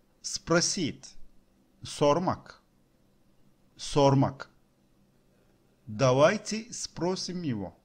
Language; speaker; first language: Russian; non-native, learner; Turkish